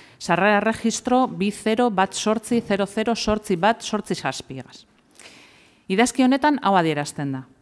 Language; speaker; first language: Basque; native; Basque